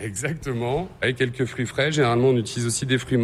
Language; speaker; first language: French; native; French